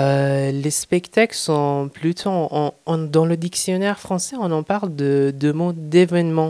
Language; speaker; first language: French; non-native, fluent; Persian